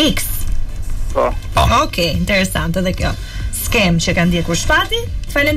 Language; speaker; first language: Albanian; native; Albanian